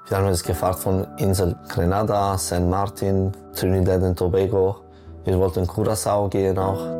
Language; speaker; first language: German; non-native, local second language; French